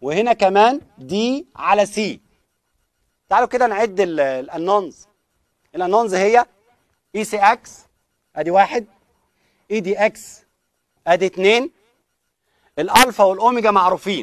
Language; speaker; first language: Arabic; native; Arabic